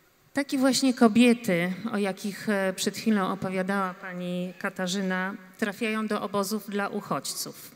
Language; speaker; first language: Polish; native; Polish